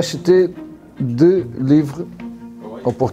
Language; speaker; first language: French; non-native, learner; Portuguese